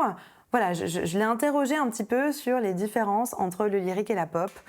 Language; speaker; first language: French; native; French